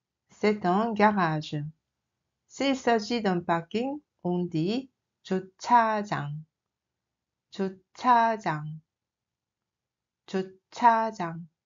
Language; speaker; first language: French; non-native, fluent; Korean